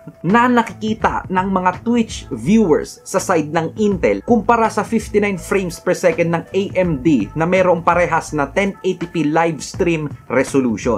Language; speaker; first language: Filipino; native; Filipino